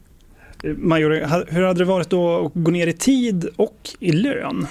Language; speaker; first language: Swedish; native; Swedish